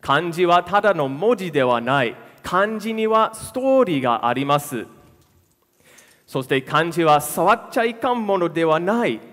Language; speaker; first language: Japanese; non-native, fluent; English